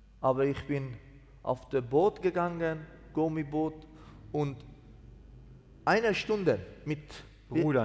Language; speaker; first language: German; non-native, learner; Persian